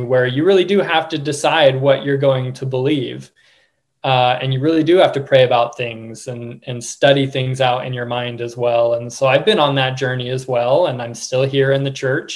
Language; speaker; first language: English; native; English